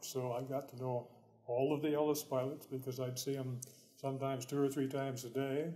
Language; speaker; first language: English; native; English